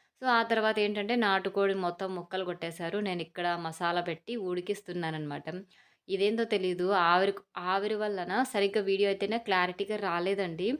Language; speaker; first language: Telugu; native; Telugu